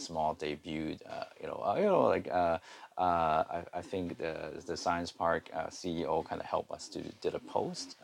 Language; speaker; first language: English; non-native, local second language; Cantonese